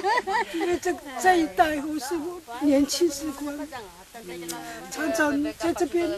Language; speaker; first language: Chinese; non-native, local second language; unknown